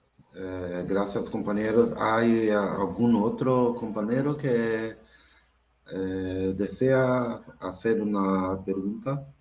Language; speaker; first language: Spanish; non-native, learner; Portuguese